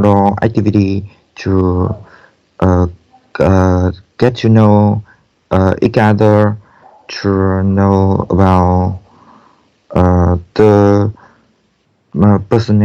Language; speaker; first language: English; non-native, learner; Vietnamese